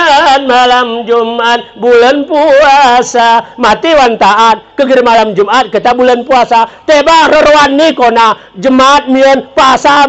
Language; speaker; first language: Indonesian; non-native, local second language; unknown